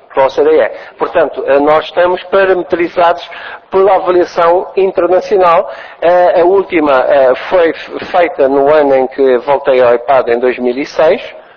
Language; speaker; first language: Portuguese; native; Portuguese